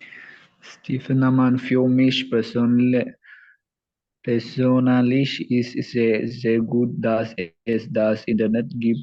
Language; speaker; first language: German; non-native, learner; Malayalam